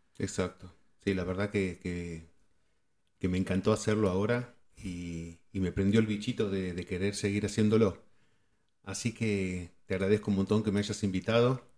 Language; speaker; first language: Spanish; native; Spanish